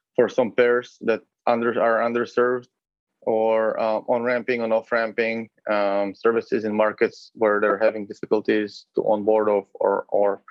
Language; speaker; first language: English; non-native, fluent; Hebrew